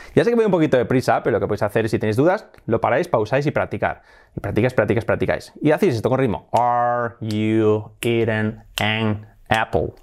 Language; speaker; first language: Spanish; native; Spanish